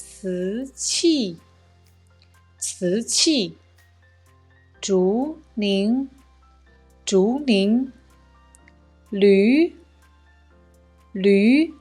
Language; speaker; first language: Chinese; native; Chinese